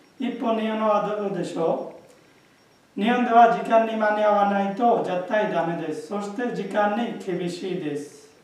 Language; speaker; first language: Japanese; non-native, learner; Bangla